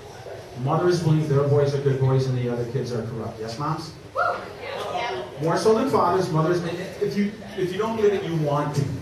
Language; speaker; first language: English; native; English